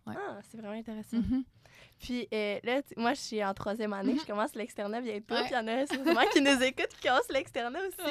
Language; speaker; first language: French; native; French